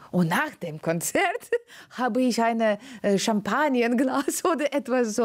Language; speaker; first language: German; non-native, learner; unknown